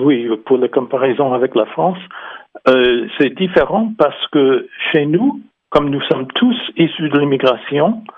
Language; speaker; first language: French; non-native, fluent; English